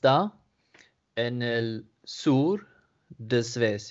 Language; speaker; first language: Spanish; non-native, learner; Swedish